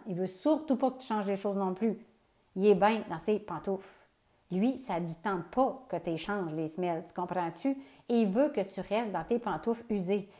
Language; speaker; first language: French; native; French